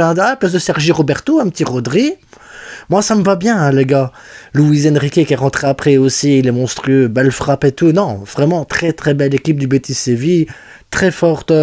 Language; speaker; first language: French; native; French